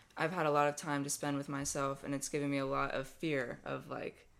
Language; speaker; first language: English; native; English